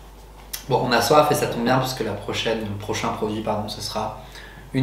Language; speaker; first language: French; native; French